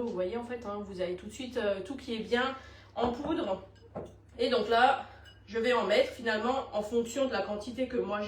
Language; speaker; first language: French; native; French